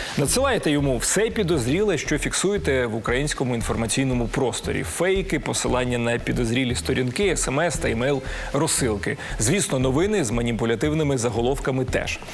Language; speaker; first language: Ukrainian; native; Ukrainian